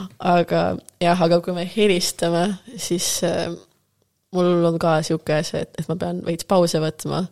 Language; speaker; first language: Estonian; non-native, local second language; Russian